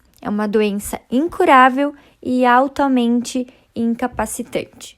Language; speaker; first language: Portuguese; native; Portuguese